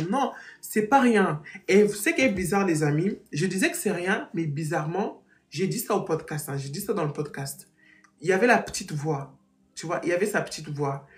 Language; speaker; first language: French; non-native, fluent; Portuguese